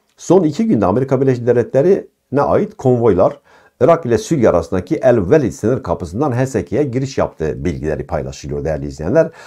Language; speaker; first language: Turkish; non-native, local second language; Kurdish